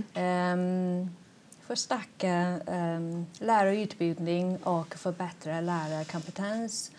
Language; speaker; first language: Swedish; non-native, fluent; Chinese